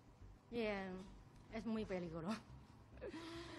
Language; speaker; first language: Spanish; non-native, learner; Chinese